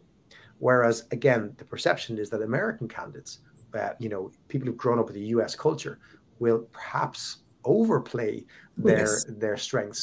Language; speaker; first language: English; native; English